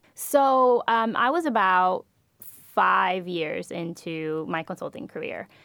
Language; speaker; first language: English; non-native, fluent; Spanish